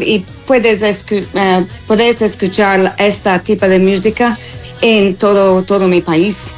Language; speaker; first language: Spanish; non-native, fluent; English